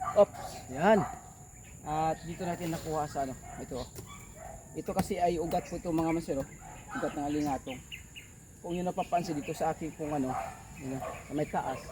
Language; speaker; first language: Filipino; native; Filipino